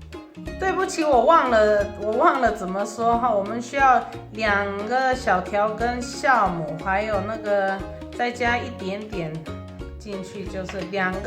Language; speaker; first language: Chinese; early bilingual, heritage; Chinese